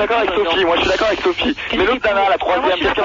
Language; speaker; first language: French; native; French